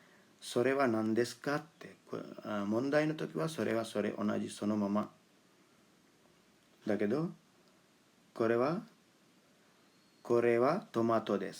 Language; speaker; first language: Japanese; non-native, fluent; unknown